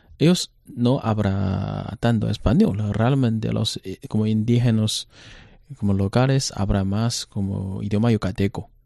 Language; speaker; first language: Spanish; non-native, learner; Chinese